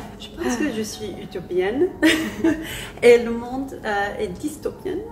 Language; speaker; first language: French; non-native, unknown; English